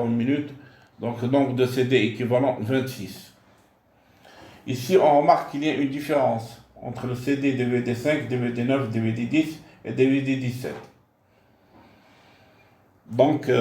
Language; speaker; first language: French; non-native, local second language; Arabic